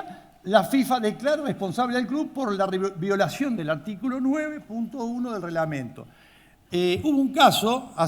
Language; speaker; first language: Spanish; native; Spanish